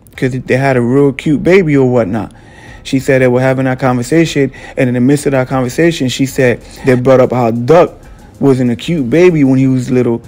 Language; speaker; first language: English; native; English